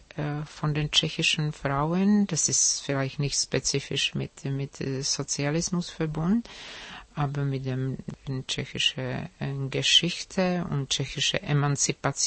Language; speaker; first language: German; non-native, fluent; Czech